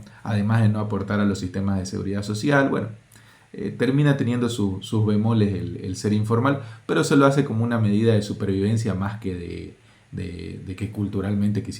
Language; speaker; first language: Spanish; native; Spanish